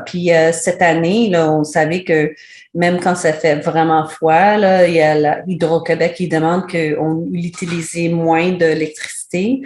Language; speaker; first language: French; non-native, learner; English